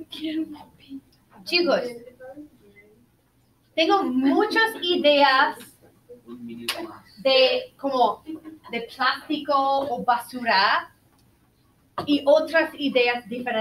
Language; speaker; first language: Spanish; non-native, fluent; English